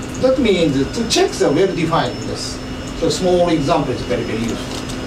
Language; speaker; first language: English; non-native, fluent; Japanese